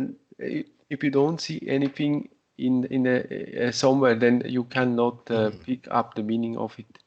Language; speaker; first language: English; non-native, learner; Italian